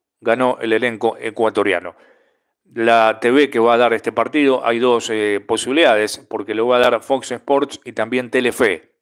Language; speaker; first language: Spanish; native; Spanish